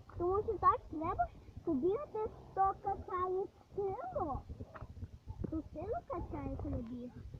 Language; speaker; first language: Ukrainian; native; Ukrainian